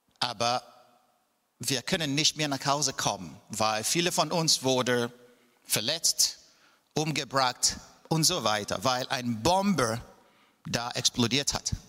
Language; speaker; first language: German; non-native, fluent; Igbo